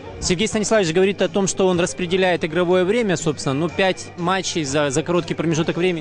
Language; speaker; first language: Russian; native; Russian